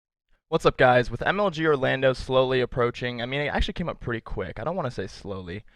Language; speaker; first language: English; native; English